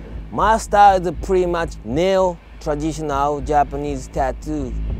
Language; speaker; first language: English; non-native, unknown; Japanese